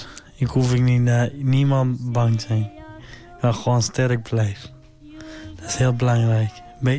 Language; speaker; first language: Dutch; non-native, learner; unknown